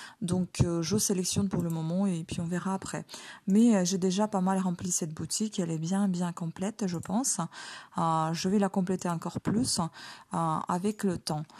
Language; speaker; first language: French; non-native, fluent; Ukrainian